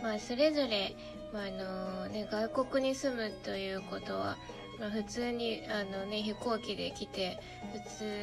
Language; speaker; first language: Japanese; native; Japanese